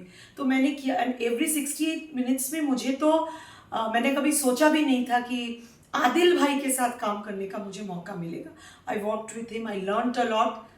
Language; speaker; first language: Hindi; non-native, local second language; Bangla